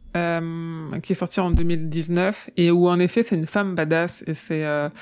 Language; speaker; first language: French; native; French